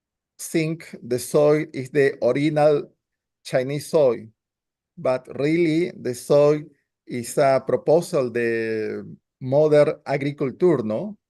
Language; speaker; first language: English; non-native, learner; Spanish